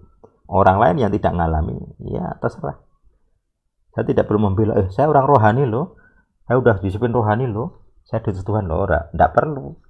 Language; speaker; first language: Indonesian; native; Indonesian